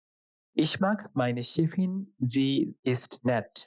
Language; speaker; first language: German; non-native, fluent; Bangla